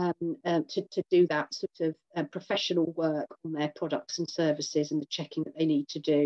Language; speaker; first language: English; native; English